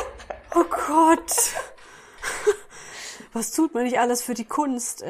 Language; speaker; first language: German; native; German